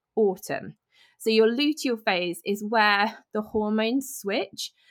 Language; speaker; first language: English; native; English